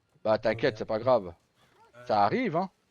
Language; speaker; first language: French; native; French